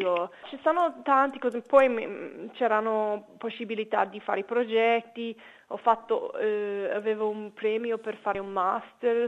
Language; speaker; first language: Italian; non-native, fluent; English